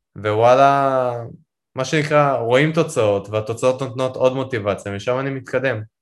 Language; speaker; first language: Hebrew; native; Hebrew